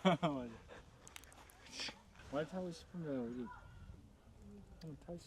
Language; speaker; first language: Korean; non-native, fluent; Mongolian